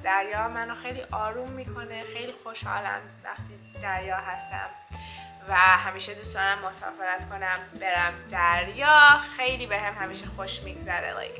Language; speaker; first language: Persian; early bilingual, heritage; Persian